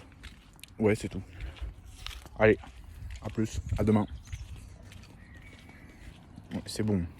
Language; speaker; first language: French; native; French